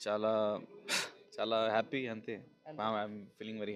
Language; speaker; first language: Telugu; non-native, local second language; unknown